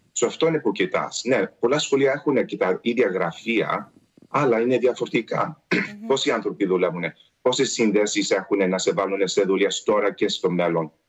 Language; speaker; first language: Greek; early bilingual, heritage; Greek